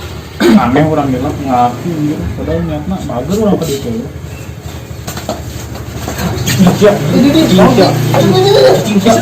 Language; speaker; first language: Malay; non-native, local second language; Sundanese